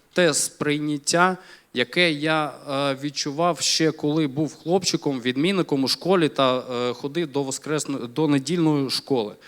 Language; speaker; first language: Ukrainian; non-native, local second language; Russian